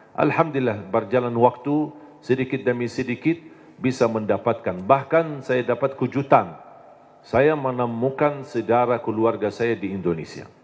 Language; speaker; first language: Indonesian; non-native, fluent; Arabic